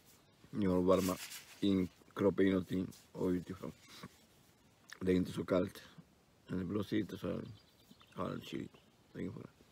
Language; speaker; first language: Swedish; non-native, learner; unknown